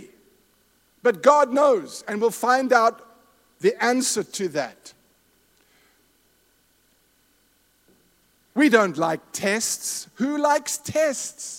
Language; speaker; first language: English; native; English